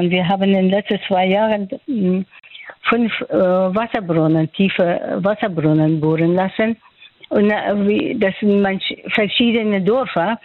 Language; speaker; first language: German; non-native, fluent; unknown